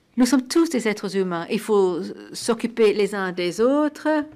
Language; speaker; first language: French; non-native, fluent; Portuguese